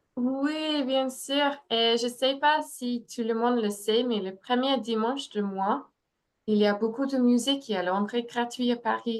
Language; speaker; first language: French; non-native, fluent; English